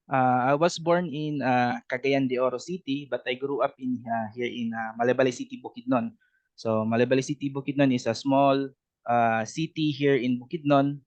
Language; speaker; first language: English; non-native, learner; Cebuano